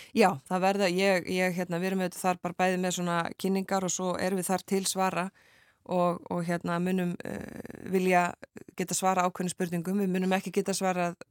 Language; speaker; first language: Icelandic; native; Icelandic